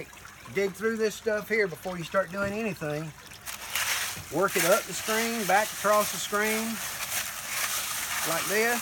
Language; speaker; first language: English; native; English